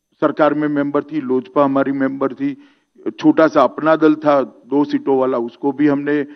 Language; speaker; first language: Hindi; non-native, local second language; Gujarati